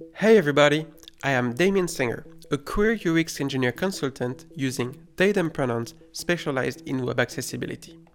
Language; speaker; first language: English; non-native, fluent; French